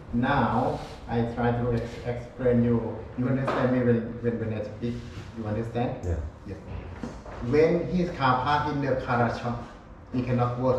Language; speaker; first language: English; non-native, learner; Korean